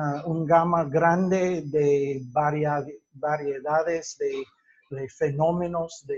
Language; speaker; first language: Spanish; non-native, fluent; English